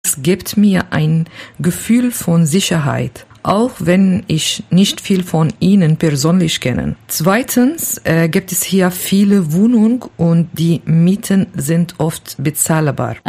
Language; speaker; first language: German; non-native, learner; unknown